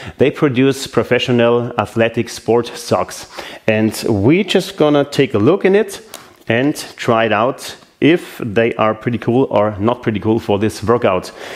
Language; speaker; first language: English; non-native, fluent; German